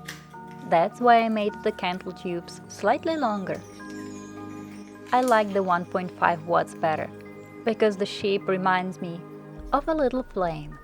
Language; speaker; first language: English; non-native, fluent; Czech